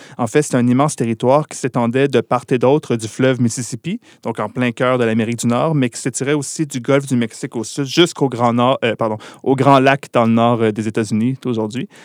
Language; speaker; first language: French; native; French